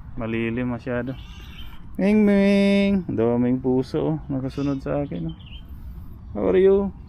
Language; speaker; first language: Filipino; non-native, local second language; Cebuano